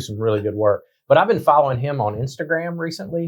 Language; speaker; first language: English; native; English